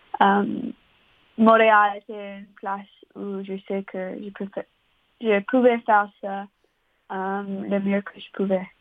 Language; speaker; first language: French; non-native, local second language; English